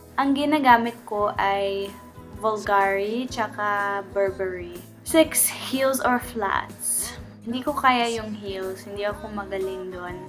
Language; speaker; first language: Filipino; early bilingual, heritage; Filipino